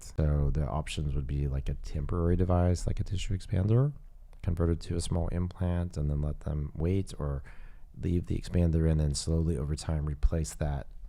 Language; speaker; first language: English; native; English